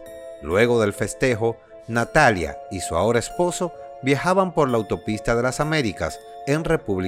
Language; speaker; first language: Spanish; native; Spanish